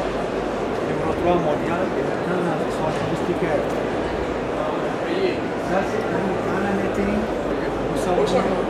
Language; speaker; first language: French; non-native, fluent; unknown